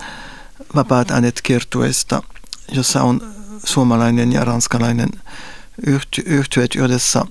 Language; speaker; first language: Finnish; non-native, fluent; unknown